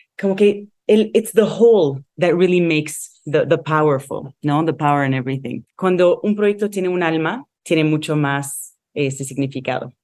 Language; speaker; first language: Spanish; non-native, fluent; Arabic